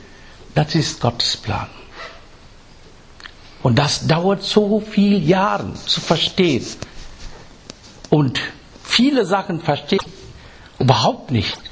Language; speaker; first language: German; non-native, fluent; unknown